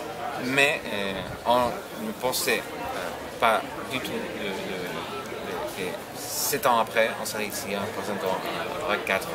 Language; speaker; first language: French; non-native, fluent; Spanish